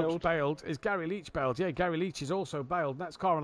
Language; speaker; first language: English; native; English